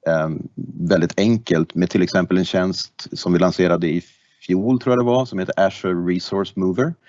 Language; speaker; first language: Swedish; native; Swedish